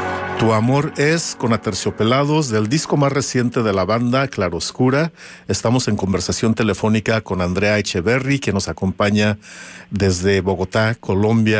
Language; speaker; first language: Spanish; native; Spanish